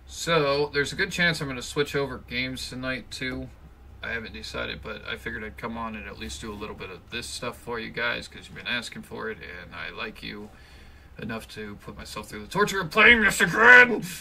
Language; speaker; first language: English; native; English